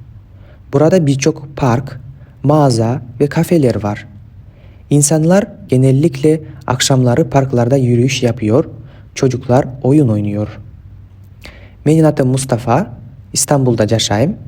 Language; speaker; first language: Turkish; non-native, fluent; Kyrgyz